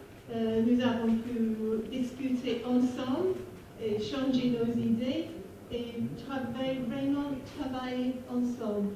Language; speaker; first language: French; non-native, fluent; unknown